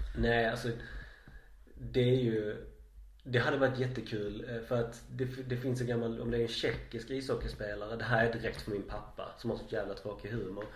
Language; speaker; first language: Swedish; native; Swedish